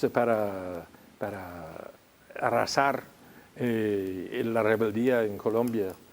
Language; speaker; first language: Spanish; non-native, fluent; English